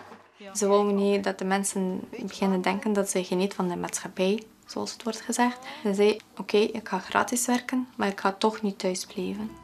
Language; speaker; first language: Dutch; non-native, fluent; French